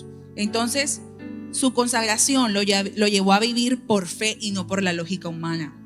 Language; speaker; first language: Spanish; native; Spanish